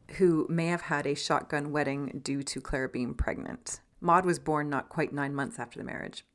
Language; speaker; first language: English; native; English